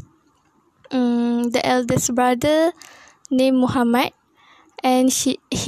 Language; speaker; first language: English; non-native, local second language; Malay